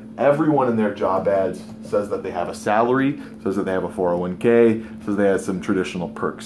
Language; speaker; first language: English; native; English